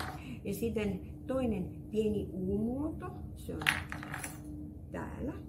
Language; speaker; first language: Finnish; non-native, fluent; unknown